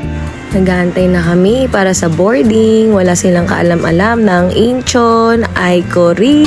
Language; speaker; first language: Filipino; native; Filipino